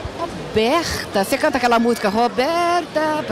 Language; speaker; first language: Portuguese; native; Portuguese